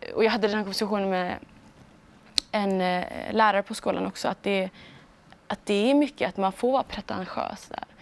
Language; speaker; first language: Swedish; early bilingual, other home language; Somali